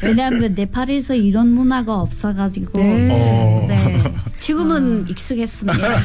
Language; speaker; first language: Korean; non-native, learner; Nepali